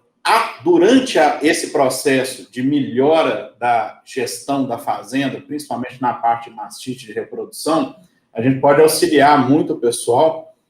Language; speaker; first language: Portuguese; native; Portuguese